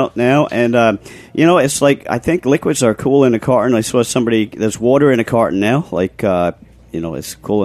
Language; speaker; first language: English; native; English